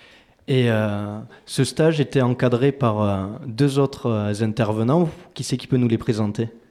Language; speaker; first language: French; native; French